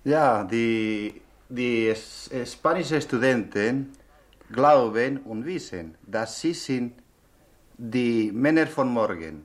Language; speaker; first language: German; non-native, learner; Spanish